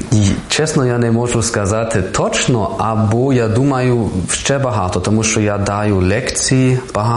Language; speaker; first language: Ukrainian; non-native, learner; German